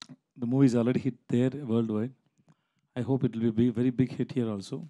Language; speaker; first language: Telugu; non-native, learner; Tamil